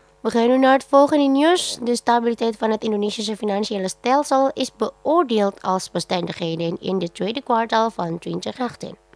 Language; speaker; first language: Dutch; non-native, fluent; Indonesian